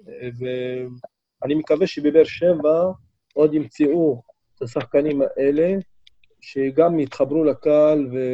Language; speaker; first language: Hebrew; non-native, local second language; Arabic